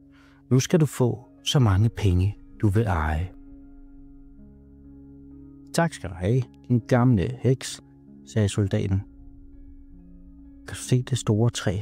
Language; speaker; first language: Danish; native; Danish